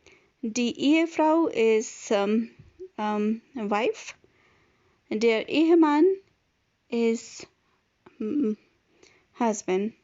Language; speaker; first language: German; non-native, fluent; Hindi